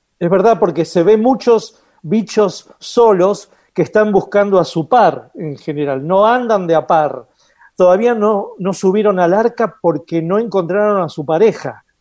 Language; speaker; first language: Spanish; native; Spanish